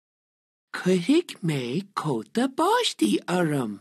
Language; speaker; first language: Irish; non-native, learner; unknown